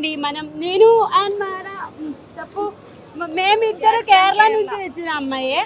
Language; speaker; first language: Telugu; non-native, learner; Malayalam